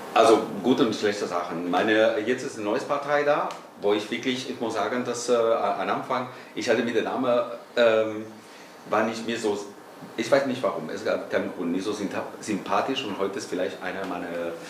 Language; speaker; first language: German; non-native, fluent; Spanish